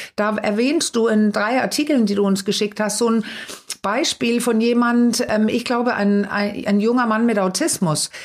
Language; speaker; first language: German; non-native, fluent; Danish